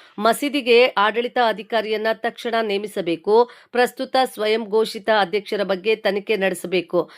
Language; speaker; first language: Kannada; native; Kannada